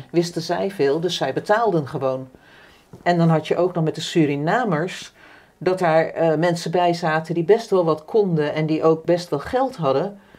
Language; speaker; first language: Dutch; native; Dutch